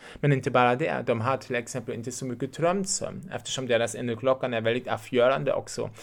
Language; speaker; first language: Swedish; non-native, fluent; German